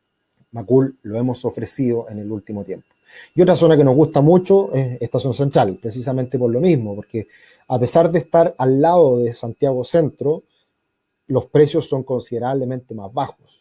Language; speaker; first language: Spanish; native; Spanish